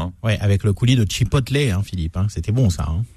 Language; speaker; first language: French; native; French